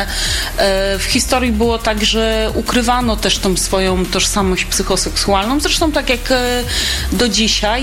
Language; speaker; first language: Polish; native; Polish